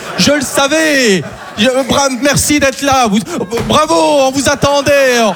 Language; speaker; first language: French; early bilingual, other home language; Arabic